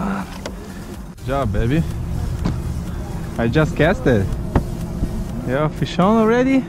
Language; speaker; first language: English; non-native, learner; Ukrainian